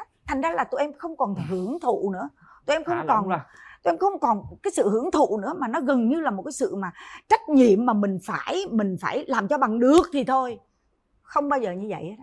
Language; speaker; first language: Vietnamese; native; Vietnamese